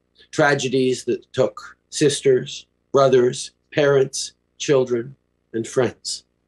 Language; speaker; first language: English; early bilingual, other home language; French